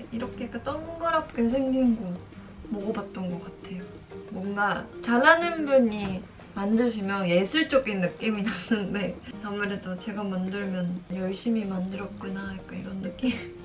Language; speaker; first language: Korean; non-native, fluent; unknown